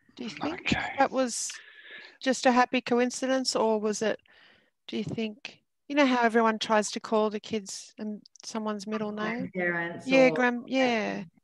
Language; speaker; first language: English; native; English